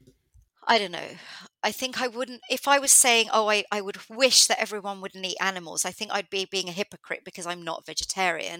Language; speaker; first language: English; non-native, local second language; Greek